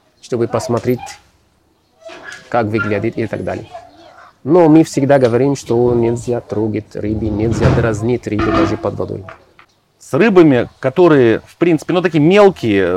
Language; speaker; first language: Russian; non-native, learner; Arabic